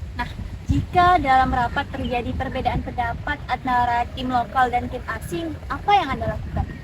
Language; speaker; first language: Indonesian; native; Indonesian